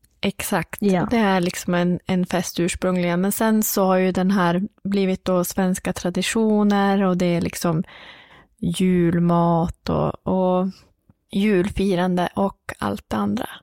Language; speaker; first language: Swedish; native; Swedish